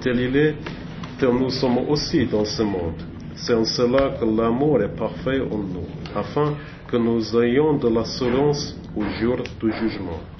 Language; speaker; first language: French; non-native, learner; English